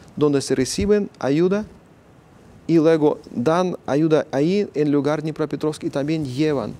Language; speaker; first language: Spanish; non-native, fluent; Ukrainian